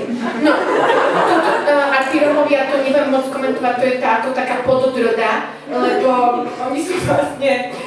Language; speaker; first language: Slovak; native; Slovak